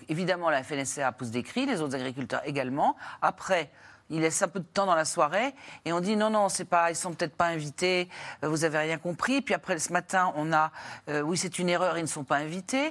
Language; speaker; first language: French; native; French